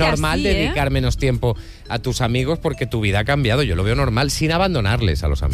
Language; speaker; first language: Spanish; native; Spanish